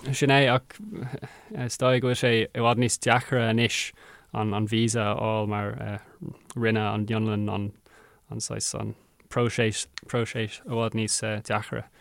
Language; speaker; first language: Irish; non-native, local second language; English